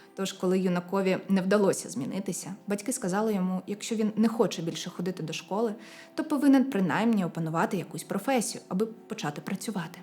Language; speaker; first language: Ukrainian; non-native, local second language; Russian